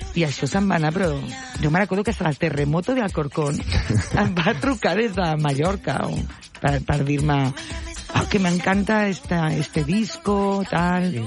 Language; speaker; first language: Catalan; non-native, local second language; Spanish